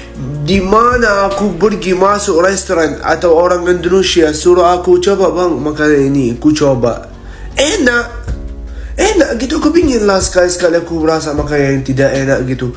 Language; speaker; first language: Indonesian; non-native, fluent; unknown